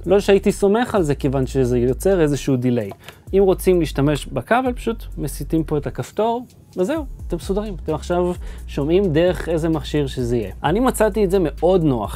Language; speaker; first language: Hebrew; native; Hebrew